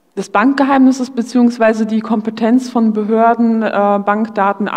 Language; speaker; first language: German; early bilingual, other home language; Polish